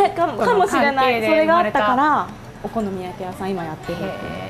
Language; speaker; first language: Japanese; native; Japanese